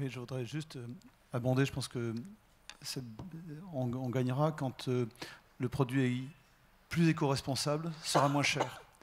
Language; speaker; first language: French; native; French